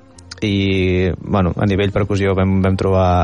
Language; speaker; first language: Catalan; native; Catalan